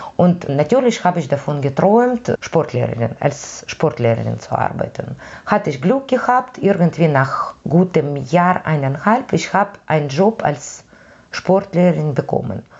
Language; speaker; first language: German; non-native, fluent; Russian